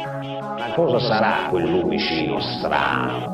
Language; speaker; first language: Italian; native; Italian